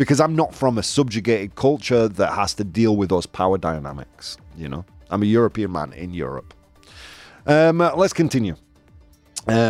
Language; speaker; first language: English; native; English